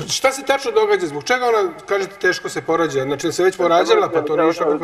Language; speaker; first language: Croatian; native; Croatian